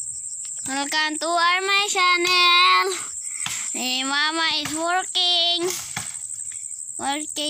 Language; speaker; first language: English; non-native, learner; Filipino